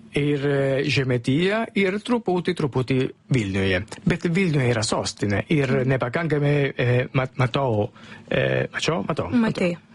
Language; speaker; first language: Lithuanian; non-native, learner; Italian